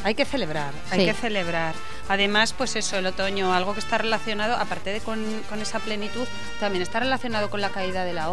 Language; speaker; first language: Spanish; native; Spanish